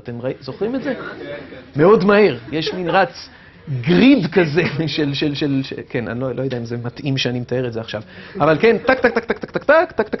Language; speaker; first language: Hebrew; native; Hebrew